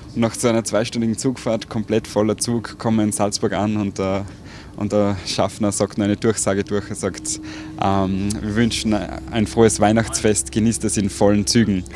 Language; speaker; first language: German; native; German